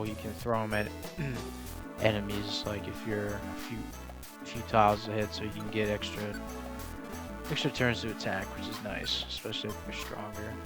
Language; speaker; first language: English; native; English